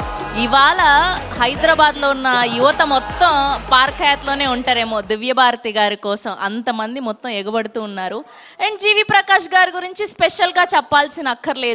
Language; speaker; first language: Telugu; native; Telugu